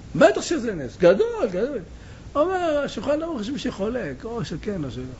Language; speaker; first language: Hebrew; native; Hebrew